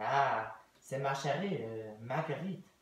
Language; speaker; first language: French; non-native, learner; English